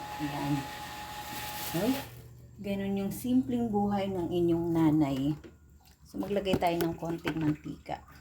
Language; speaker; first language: Filipino; non-native, local second language; Cebuano